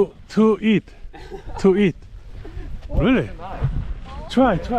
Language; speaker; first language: English; non-native, learner; Korean